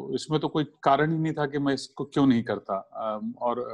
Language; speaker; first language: Hindi; native; Hindi